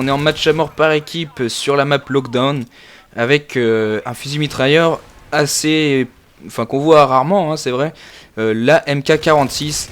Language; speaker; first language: French; native; French